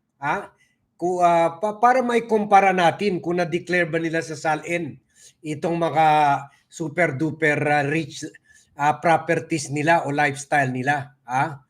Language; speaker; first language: Filipino; non-native, local second language; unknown